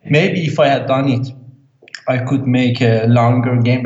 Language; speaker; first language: English; non-native, fluent; Persian